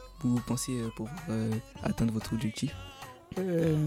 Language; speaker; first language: French; native; French